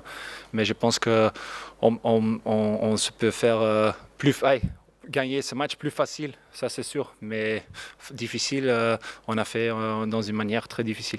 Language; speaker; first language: French; non-native, local second language; Dutch